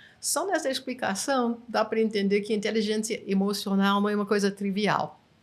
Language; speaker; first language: Portuguese; non-native, fluent; English